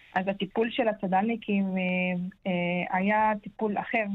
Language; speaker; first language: Hebrew; early bilingual, heritage; Arabic